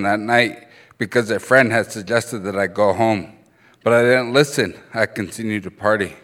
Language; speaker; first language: English; early bilingual, other home language; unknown